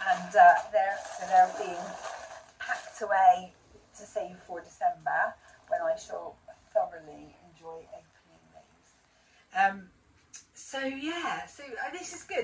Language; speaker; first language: English; native; English